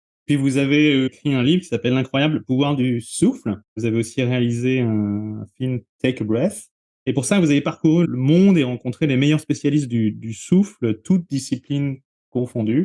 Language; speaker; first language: French; native; French